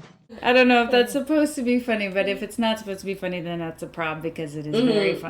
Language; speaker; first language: English; native; English